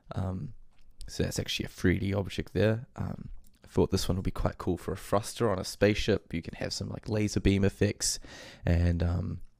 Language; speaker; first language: English; native; English